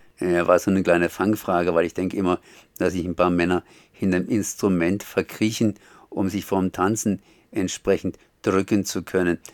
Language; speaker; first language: German; native; German